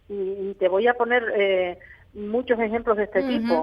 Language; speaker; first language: Spanish; native; Spanish